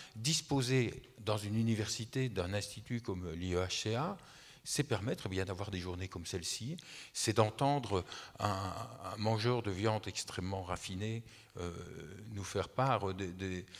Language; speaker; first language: French; native; French